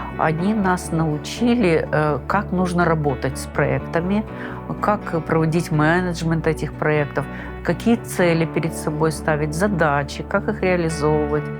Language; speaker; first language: Russian; non-native, local second language; Gagauz